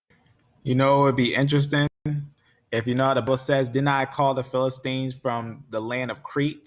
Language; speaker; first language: English; native; English